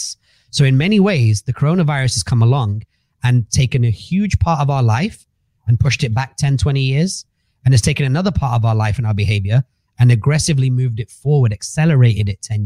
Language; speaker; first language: English; native; English